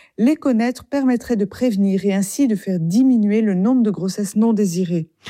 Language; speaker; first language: French; native; French